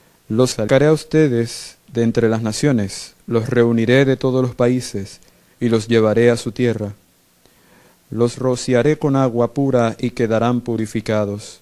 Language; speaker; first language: Spanish; native; Spanish